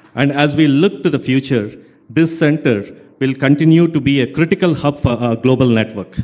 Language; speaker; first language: English; non-native, local second language; Telugu